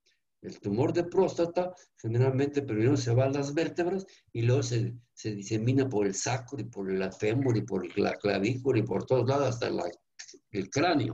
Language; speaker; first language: Spanish; native; Spanish